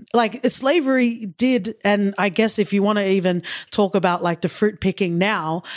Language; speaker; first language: English; native; English